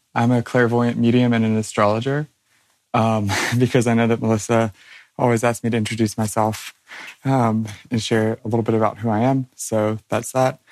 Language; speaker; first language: English; native; English